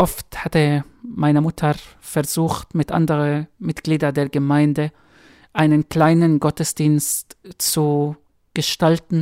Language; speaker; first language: German; non-native, fluent; Arabic